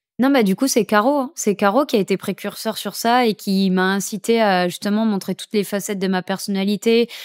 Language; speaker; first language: French; native; French